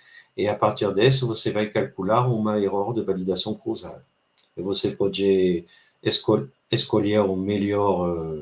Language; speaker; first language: Portuguese; non-native, fluent; French